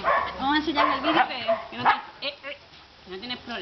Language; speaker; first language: Spanish; native; Spanish